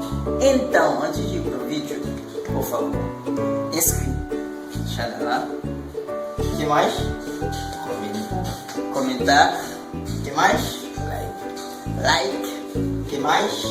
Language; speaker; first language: Portuguese; non-native, local second language; Haitian Creole